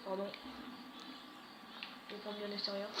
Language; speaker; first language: French; native; French